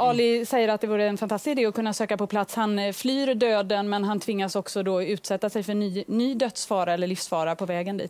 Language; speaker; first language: Swedish; native; Swedish